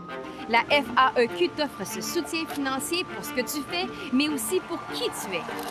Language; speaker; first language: French; native; French